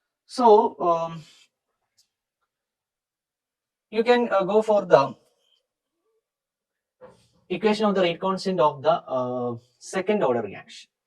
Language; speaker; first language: English; non-native, local second language; Malayalam